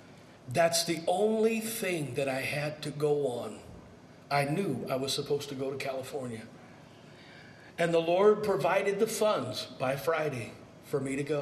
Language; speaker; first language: English; native; English